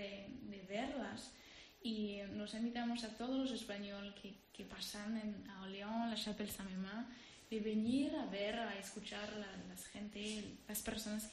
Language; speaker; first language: Spanish; non-native, learner; French